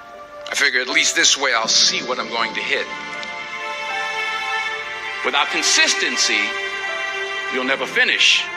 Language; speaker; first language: English; native; English